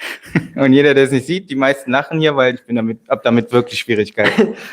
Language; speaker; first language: German; native; German